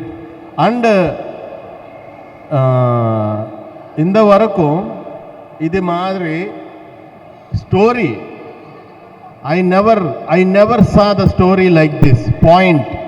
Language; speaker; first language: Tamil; non-native, learner; Telugu